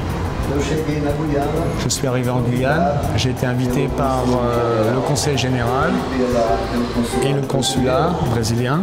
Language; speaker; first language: French; non-native, fluent; Portuguese